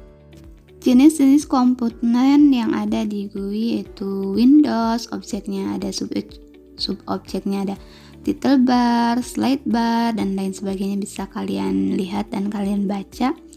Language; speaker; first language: Indonesian; native; Indonesian